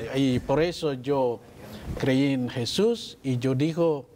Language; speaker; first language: Spanish; non-native, learner; Indonesian